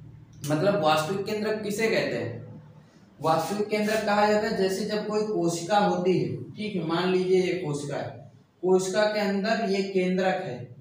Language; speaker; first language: Hindi; native; Hindi